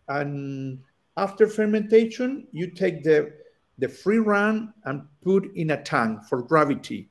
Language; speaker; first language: English; non-native, learner; Spanish